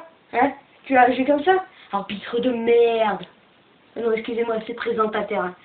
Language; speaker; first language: French; native; French